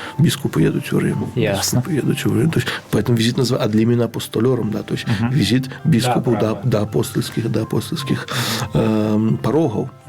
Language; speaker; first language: Belarusian; native; Belarusian